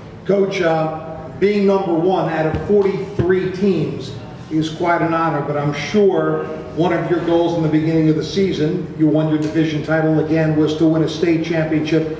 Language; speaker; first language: English; native; English